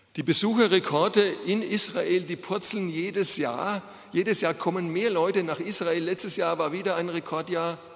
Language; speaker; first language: German; native; German